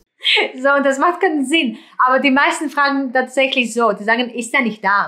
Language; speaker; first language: German; non-native, fluent; Greek